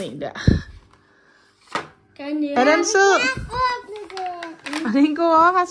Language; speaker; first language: Danish; native; Danish